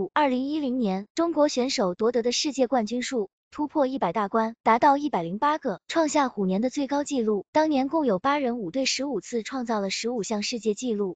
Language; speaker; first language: Chinese; native; Chinese